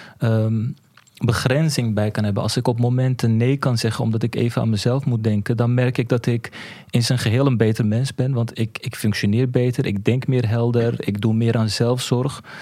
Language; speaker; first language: Dutch; early bilingual, other home language; Turkish